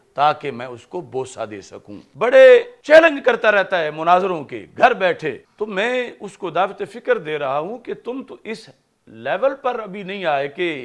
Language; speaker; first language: Urdu; non-native, local second language; Punjabi